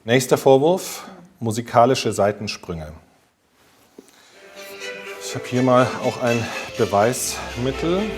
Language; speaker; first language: German; native; German